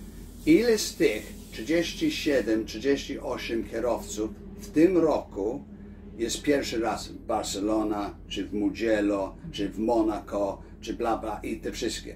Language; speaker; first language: Polish; early bilingual, heritage; Polish